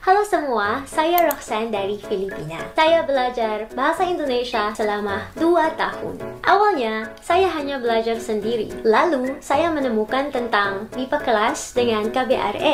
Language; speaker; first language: Indonesian; non-native, learner; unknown